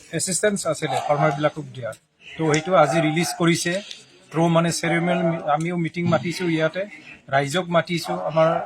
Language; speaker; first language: Assamese; non-native, local second language; Bangla